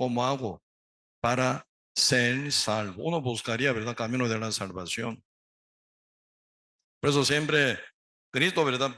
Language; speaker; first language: Spanish; non-native, learner; Korean